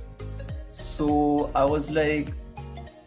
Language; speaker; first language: English; non-native, local second language; Hindi